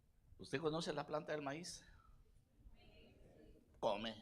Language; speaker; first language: Spanish; native; Spanish